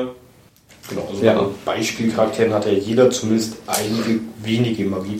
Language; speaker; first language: German; native; German